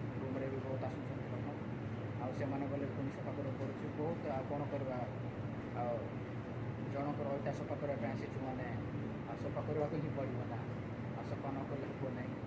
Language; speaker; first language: Odia; non-native, local second language; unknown